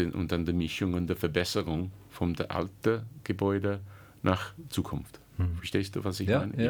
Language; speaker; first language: German; non-native, learner; English